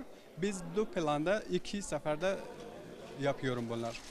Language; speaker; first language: Turkish; non-native, learner; Persian